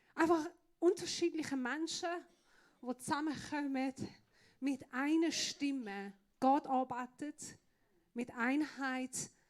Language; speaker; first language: German; non-native, fluent; Persian